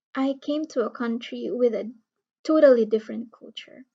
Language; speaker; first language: English; non-native, local second language; Filipino